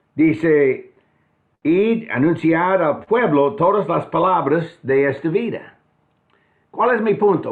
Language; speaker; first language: Spanish; non-native, fluent; English